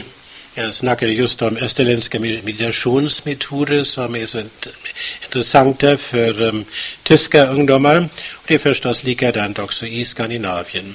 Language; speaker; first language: Swedish; non-native, fluent; German